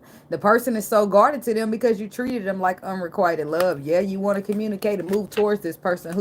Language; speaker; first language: English; native; English